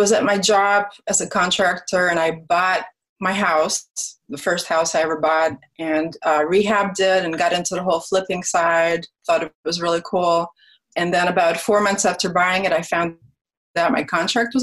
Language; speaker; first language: English; early bilingual, other home language; Ukrainian